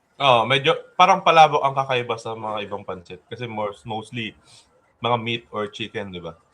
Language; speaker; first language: Filipino; native; Filipino